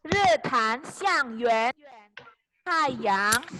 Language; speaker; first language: Chinese; non-native, fluent; Indonesian